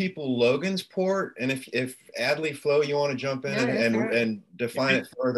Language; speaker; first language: English; native; English